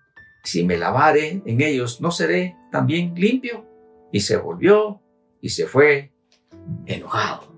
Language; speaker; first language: Spanish; native; Spanish